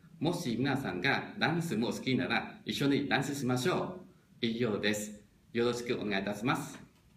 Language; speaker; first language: Japanese; non-native, learner; Khmer